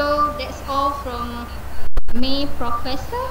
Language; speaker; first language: English; non-native, local second language; Malay